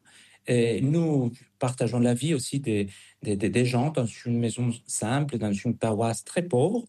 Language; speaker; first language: French; non-native, fluent; Spanish